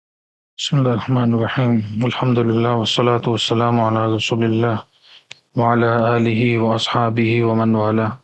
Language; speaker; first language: Arabic; non-native, fluent; Urdu